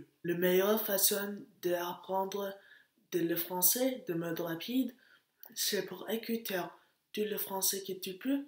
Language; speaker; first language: French; non-native, learner; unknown